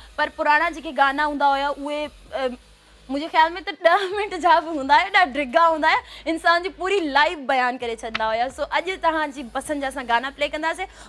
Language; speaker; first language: Sindhi; native; Sindhi